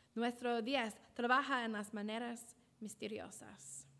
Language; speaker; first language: Spanish; non-native, learner; English